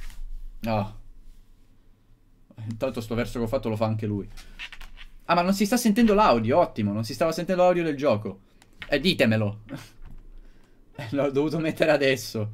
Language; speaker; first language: Italian; native; Italian